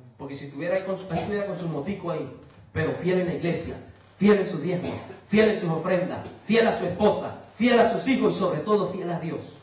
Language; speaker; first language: Spanish; native; Spanish